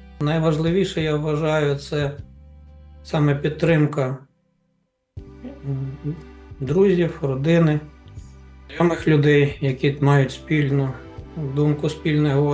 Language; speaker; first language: Ukrainian; native; Ukrainian